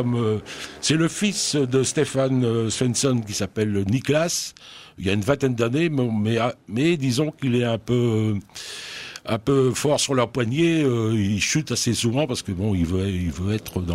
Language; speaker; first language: French; native; French